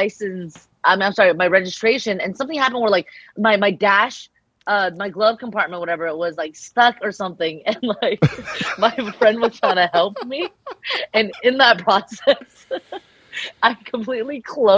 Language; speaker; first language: English; early bilingual, other home language; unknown